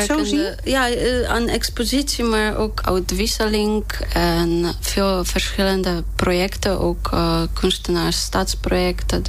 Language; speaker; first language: Dutch; non-native, fluent; Polish